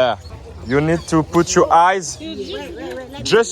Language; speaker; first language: English; non-native, learner; French